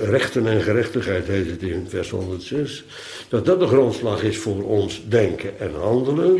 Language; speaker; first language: Dutch; native; Dutch